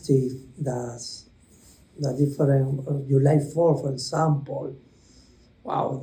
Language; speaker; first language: English; non-native, learner; Spanish